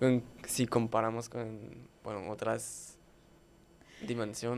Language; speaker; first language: Spanish; non-native, learner; French